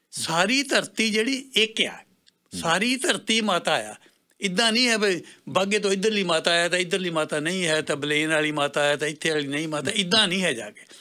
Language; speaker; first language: Punjabi; native; Punjabi